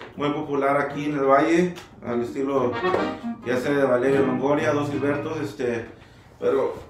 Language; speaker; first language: Spanish; early bilingual, heritage; Spanish